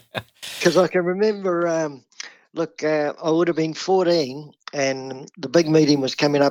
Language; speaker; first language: English; native; English